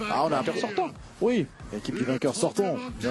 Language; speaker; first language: French; native; French